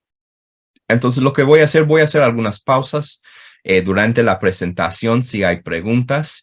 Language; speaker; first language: Spanish; non-native, fluent; English